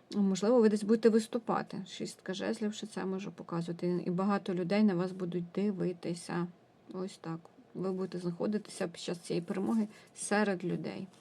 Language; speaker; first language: Ukrainian; non-native, local second language; Russian